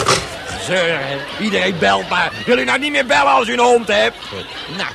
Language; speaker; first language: Dutch; native; Dutch